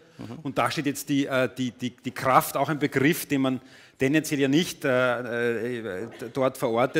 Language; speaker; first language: German; native; German